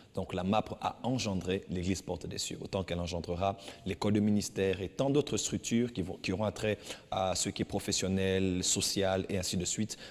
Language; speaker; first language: French; non-native, local second language; Lingala